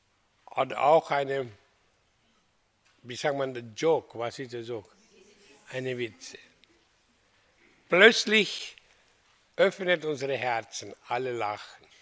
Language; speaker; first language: German; non-native, fluent; Hindi